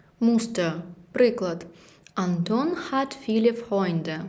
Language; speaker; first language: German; non-native, fluent; Ukrainian